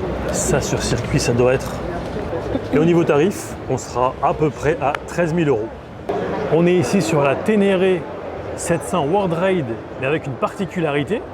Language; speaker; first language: French; native; French